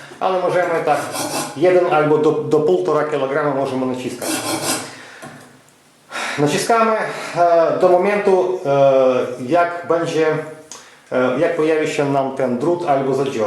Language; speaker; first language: Polish; non-native, fluent; Ukrainian